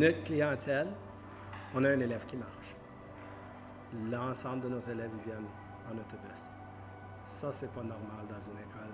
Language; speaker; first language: French; native; French